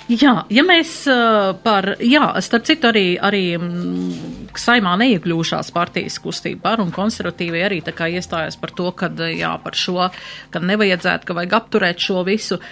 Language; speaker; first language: Latvian; native; Latvian